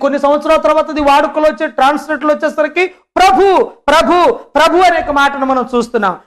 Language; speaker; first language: Telugu; non-native, local second language; Lambadi